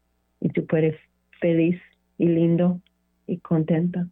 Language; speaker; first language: Spanish; non-native, learner; English